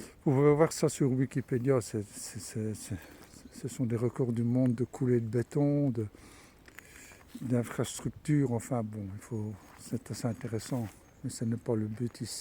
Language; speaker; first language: French; native; French